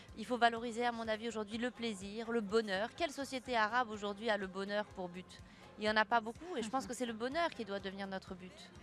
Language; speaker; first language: French; native; French